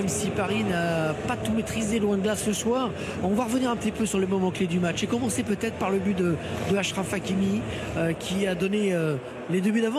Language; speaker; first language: French; native; French